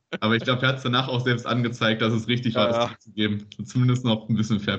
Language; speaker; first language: German; native; German